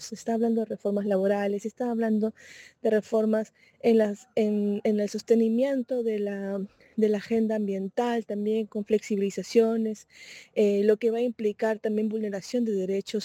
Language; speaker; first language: Spanish; native; Spanish